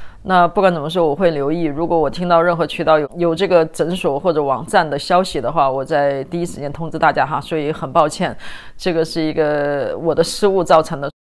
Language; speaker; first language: Chinese; native; Chinese